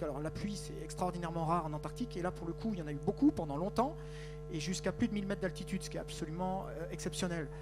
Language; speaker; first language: French; native; French